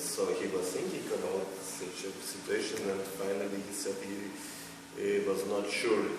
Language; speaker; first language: English; non-native, fluent; Lithuanian